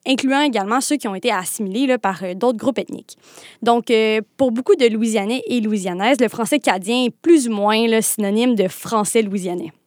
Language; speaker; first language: French; native; French